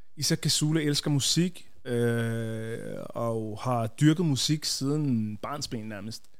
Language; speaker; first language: Danish; early bilingual, other home language; Ganda